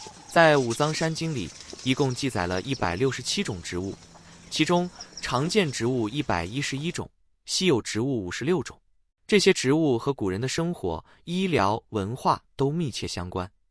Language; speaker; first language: Chinese; native; Chinese